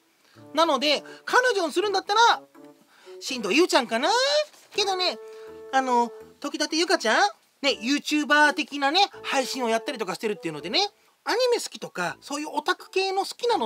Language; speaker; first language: Japanese; native; Japanese